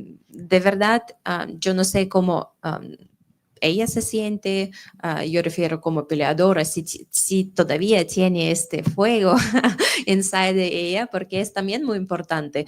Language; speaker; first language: Spanish; non-native, fluent; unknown